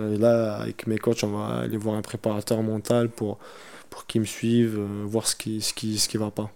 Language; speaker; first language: French; early bilingual, other home language; Chechen